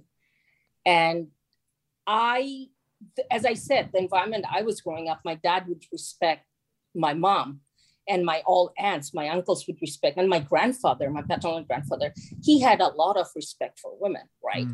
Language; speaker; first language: English; non-native, local second language; Bangla